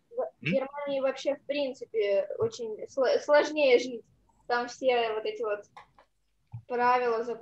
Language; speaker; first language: Russian; native; Russian